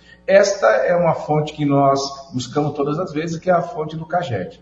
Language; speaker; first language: Portuguese; native; Portuguese